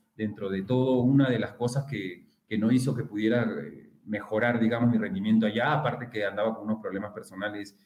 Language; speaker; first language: Spanish; native; Spanish